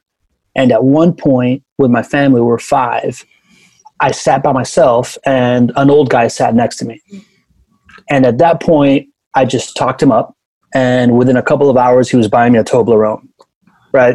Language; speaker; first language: English; early bilingual, other home language; Spanish